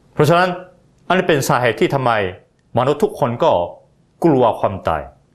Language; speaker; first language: Thai; non-native, fluent; Korean